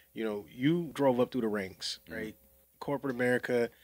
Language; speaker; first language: English; native; English